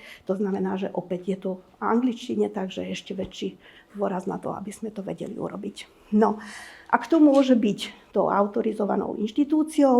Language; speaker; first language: Slovak; native; Slovak